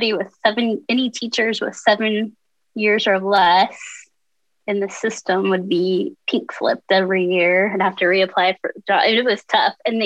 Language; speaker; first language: English; native; English